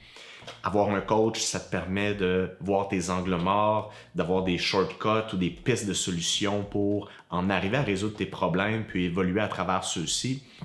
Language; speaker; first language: French; native; French